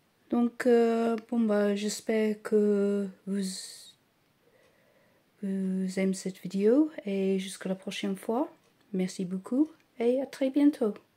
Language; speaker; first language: French; non-native, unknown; English